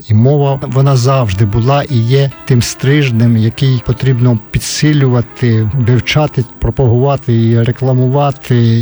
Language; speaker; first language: Ukrainian; native; Ukrainian